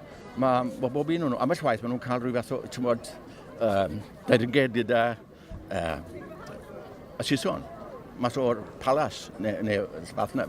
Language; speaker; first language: Welsh; native; Welsh